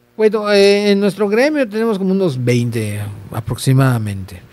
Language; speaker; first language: Spanish; native; Spanish